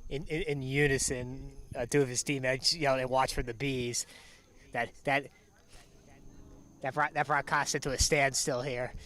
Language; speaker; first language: English; native; English